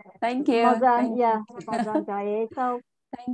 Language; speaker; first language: English; non-native, learner; Vietnamese